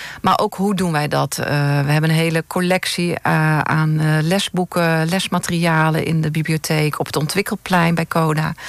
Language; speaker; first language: Dutch; native; Dutch